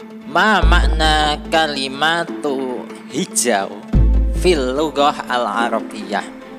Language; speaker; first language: Arabic; non-native, fluent; Indonesian